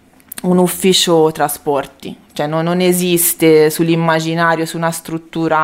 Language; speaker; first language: Italian; native; Italian